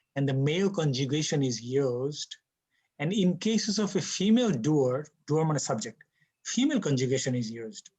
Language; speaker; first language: English; non-native, local second language; Bangla